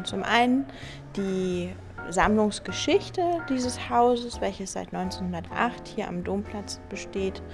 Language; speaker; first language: German; native; German